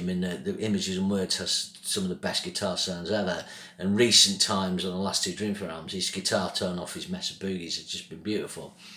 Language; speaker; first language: English; native; English